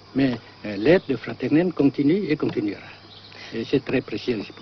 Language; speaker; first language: French; non-native, local second language; Vietnamese